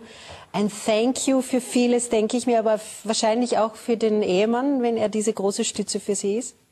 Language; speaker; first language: German; native; German